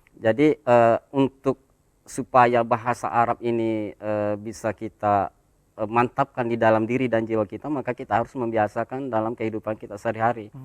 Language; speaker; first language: Indonesian; native; Indonesian